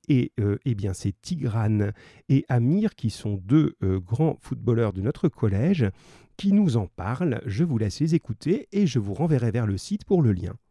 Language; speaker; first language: French; native; French